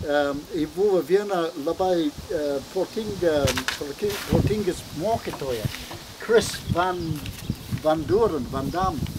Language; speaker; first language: Lithuanian; non-native, learner; English